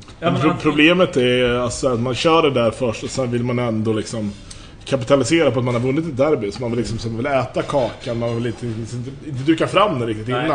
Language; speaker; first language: Swedish; native; Swedish